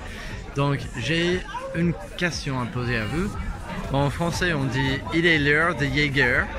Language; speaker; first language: French; non-native, fluent; English